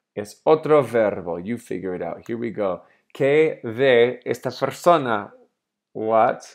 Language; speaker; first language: Spanish; non-native, fluent; English